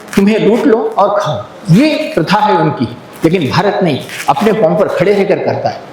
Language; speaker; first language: Hindi; non-native, local second language; Telugu